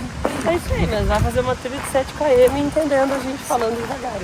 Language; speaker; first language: Portuguese; native; Portuguese